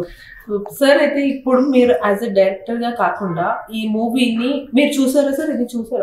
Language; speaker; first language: Telugu; native; Telugu